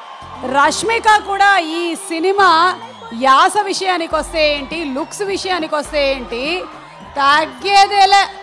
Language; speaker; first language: Telugu; native; Telugu